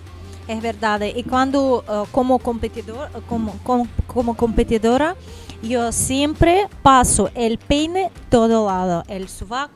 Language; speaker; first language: Spanish; non-native, learner; Portuguese